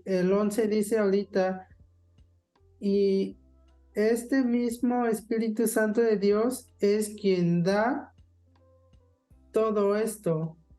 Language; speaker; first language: Spanish; non-native, local second language; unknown